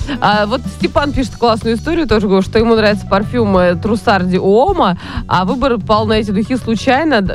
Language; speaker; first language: Russian; native; Russian